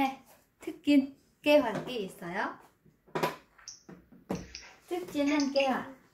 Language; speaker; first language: Korean; non-native, fluent; Vietnamese